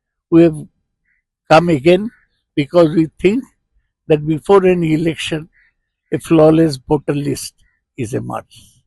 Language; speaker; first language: English; non-native, local second language; Bangla